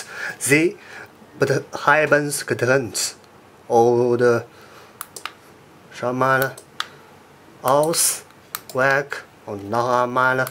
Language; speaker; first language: German; non-native, learner; Chinese